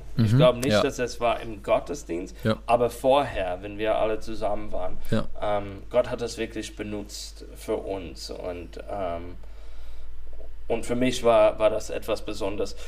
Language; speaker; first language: German; non-native, fluent; English